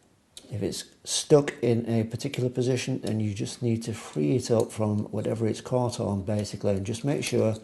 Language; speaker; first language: English; native; English